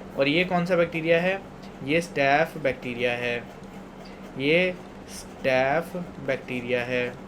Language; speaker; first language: Hindi; non-native, local second language; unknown